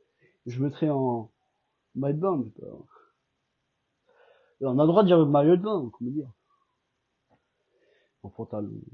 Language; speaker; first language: French; non-native, fluent; Albanian